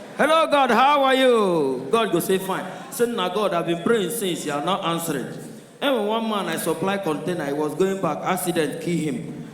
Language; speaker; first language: Nigerian Pidgin; non-native, local second language; Igbo